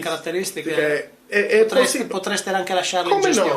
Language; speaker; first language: Italian; native; Italian